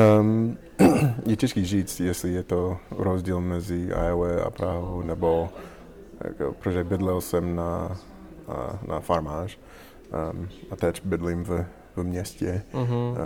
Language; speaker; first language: Czech; non-native, learner; English